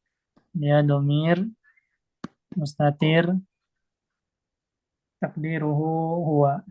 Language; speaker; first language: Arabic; non-native, fluent; Indonesian